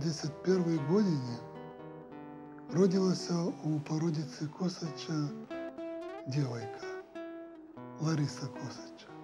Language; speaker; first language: Ukrainian; early bilingual, heritage; Serbian